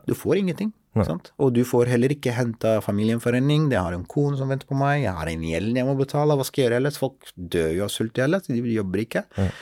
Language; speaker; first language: Norwegian; non-native, fluent; Arabic